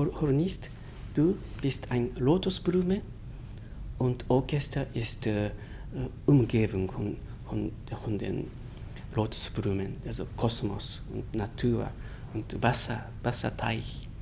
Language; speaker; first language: German; non-native, learner; Japanese